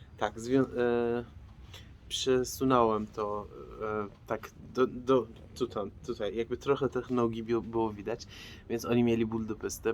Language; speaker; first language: Polish; non-native, fluent; Persian